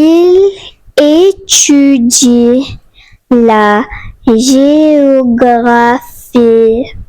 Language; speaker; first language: French; non-native, fluent; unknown